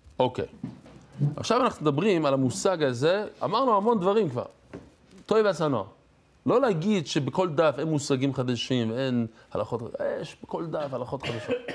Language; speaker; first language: Hebrew; non-native, fluent; English